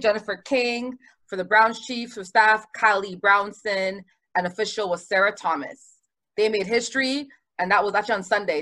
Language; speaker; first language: English; native; English